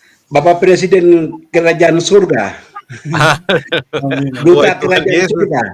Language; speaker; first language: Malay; non-native, local second language; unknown